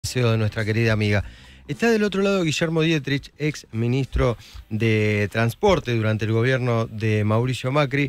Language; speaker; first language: Spanish; native; Spanish